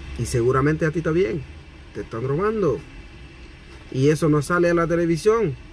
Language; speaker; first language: Spanish; non-native, fluent; Haitian Creole